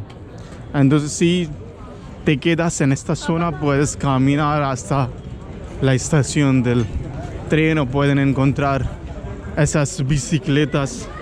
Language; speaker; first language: Spanish; non-native, learner; Hindi